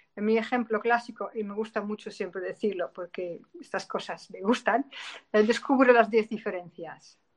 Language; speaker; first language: Spanish; non-native, fluent; Dutch